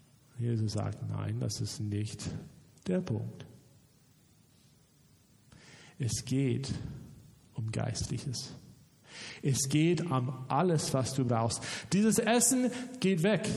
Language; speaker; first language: German; non-native, fluent; English